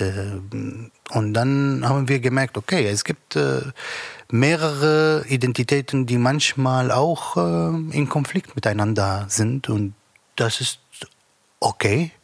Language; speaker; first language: German; non-native, learner; Arabic